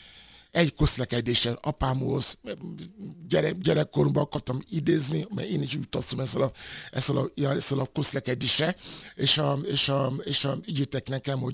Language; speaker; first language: Hungarian; non-native, fluent; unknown